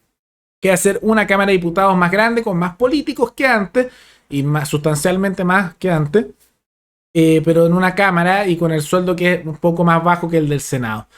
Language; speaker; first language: Spanish; native; Spanish